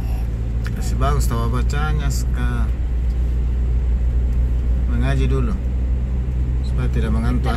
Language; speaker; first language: Indonesian; native; Indonesian